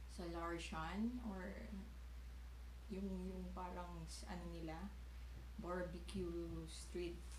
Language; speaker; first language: Filipino; non-native, local second language; Chavacano